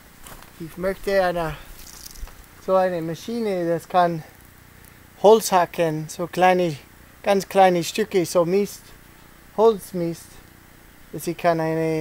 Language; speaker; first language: German; early bilingual, heritage; English